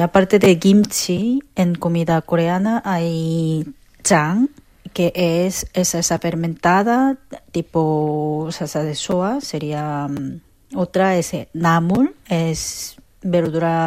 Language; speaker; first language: Spanish; non-native, learner; Korean